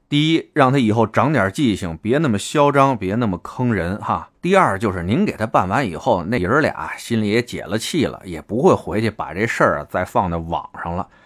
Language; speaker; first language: Chinese; native; Chinese